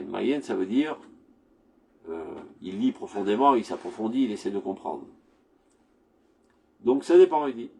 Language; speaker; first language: French; native; French